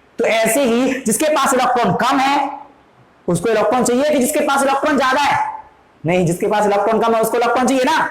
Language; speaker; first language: Hindi; native; Hindi